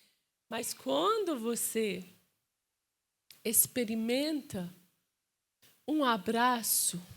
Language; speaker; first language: Portuguese; non-native, fluent; Persian